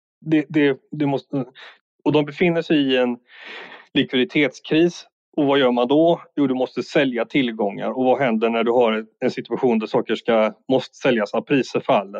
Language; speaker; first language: Swedish; native; Swedish